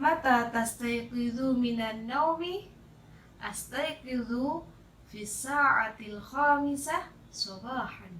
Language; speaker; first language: Arabic; non-native, fluent; Malay